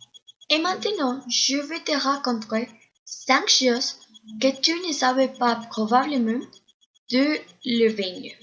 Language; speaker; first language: French; non-native, learner; Spanish